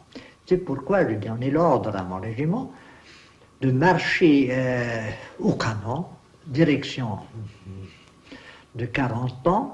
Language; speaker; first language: French; non-native, fluent; German